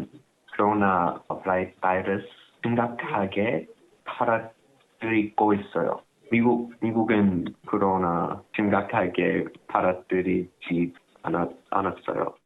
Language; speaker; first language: Korean; non-native, learner; English